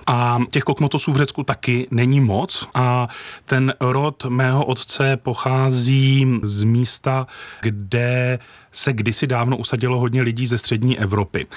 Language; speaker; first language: Czech; native; Czech